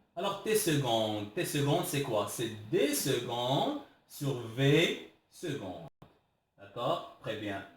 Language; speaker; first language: French; non-native, local second language; Arabic